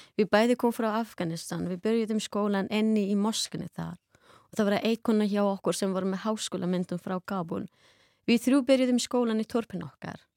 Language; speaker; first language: Icelandic; non-native, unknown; Persian